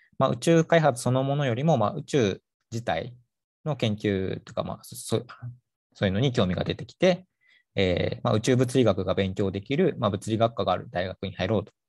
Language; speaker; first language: Japanese; native; Japanese